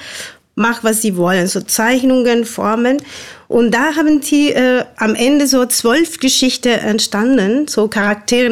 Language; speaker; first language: German; non-native, fluent; Spanish